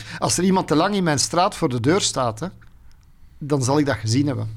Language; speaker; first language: Dutch; native; Dutch